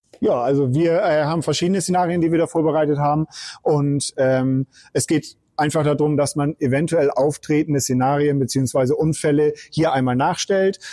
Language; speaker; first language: German; native; German